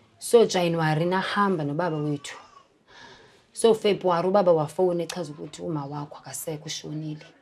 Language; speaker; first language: Zulu; non-native, local second language; Xhosa